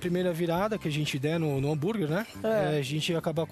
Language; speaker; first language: Portuguese; native; Portuguese